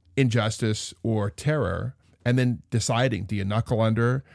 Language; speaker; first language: English; native; English